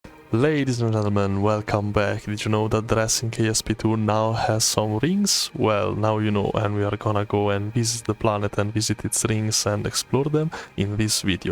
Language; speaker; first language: English; non-native, fluent; Italian